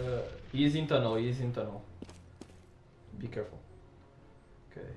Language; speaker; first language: English; non-native, learner; Portuguese